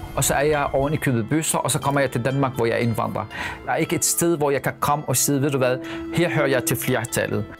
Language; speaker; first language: Danish; non-native, fluent; Arabic